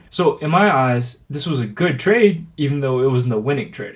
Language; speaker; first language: English; native; English